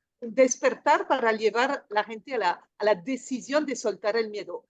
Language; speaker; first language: Spanish; non-native, fluent; French